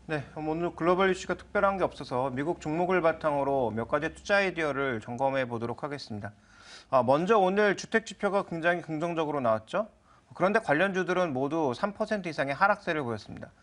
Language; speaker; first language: Korean; native; Korean